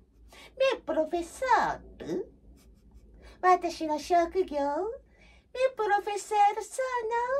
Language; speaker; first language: Italian; non-native, learner; Japanese